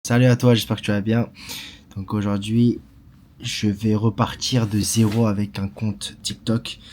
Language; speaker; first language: French; native; French